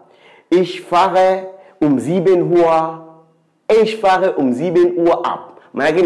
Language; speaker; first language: German; non-native, learner; Swahili